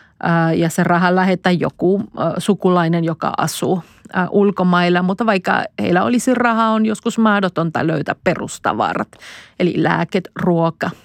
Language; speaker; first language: Finnish; non-native, fluent; Spanish